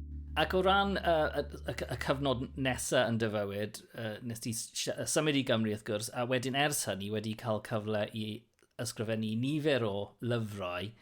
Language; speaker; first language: Welsh; non-native, local second language; English